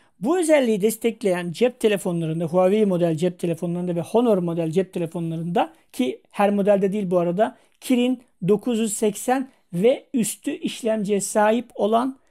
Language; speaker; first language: Turkish; native; Turkish